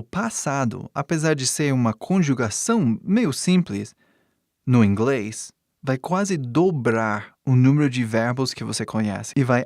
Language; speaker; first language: Portuguese; non-native, fluent; English